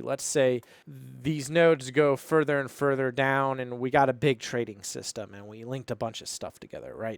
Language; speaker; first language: English; native; English